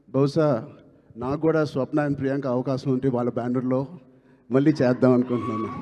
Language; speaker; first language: Telugu; native; Telugu